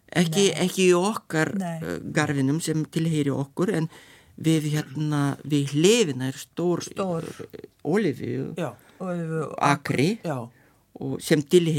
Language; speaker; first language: Icelandic; non-native, fluent; Lithuanian